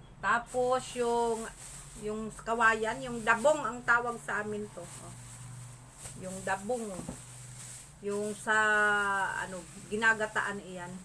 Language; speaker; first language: Filipino; non-native, local second language; Masbatenyo